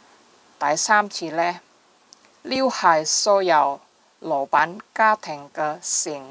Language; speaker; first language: Cantonese; non-native, fluent; Indonesian